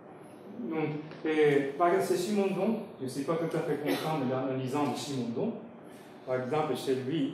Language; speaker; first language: French; non-native, fluent; Japanese